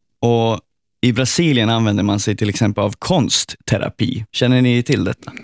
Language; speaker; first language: Swedish; native; Swedish